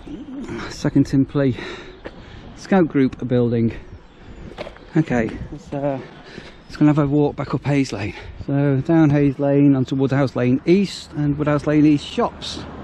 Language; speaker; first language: English; native; English